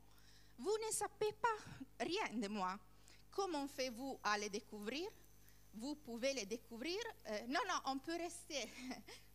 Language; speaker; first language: French; non-native, learner; Italian